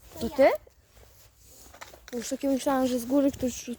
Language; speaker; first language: Polish; native; Polish